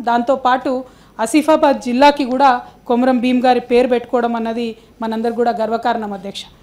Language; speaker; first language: Telugu; native; Telugu